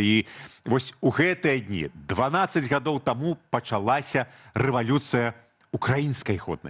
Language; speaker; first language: Belarusian; native; Belarusian